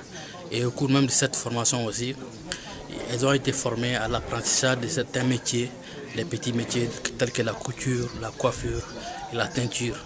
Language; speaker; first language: French; non-native, local second language; Bambara